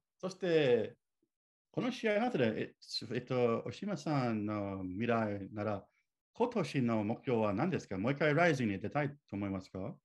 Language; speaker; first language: Japanese; non-native, learner; English